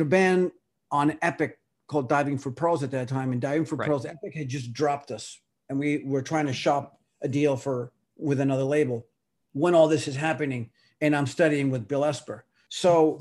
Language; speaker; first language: English; early bilingual, other home language; Spanish